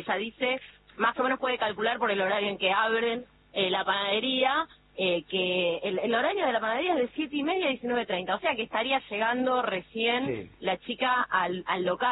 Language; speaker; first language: Spanish; native; Spanish